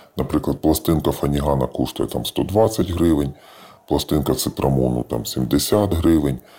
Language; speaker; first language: Ukrainian; native; Ukrainian